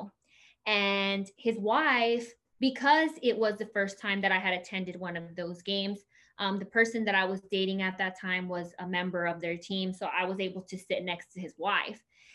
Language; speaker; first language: English; native; English